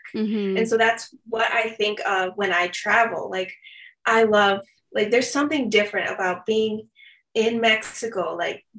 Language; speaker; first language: English; native; English